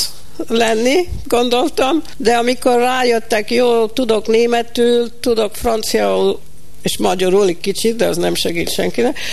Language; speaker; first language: Hungarian; early bilingual, heritage; Hungarian